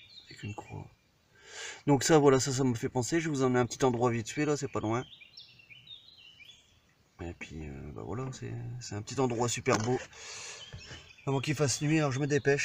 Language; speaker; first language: French; native; French